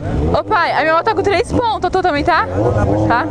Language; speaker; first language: Portuguese; native; Portuguese